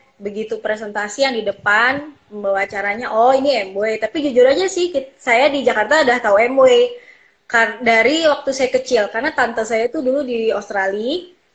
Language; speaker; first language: Indonesian; native; Indonesian